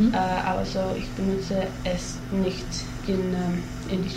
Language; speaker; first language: German; non-native, learner; English